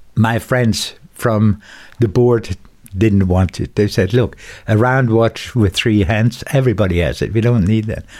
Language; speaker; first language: English; non-native, fluent; German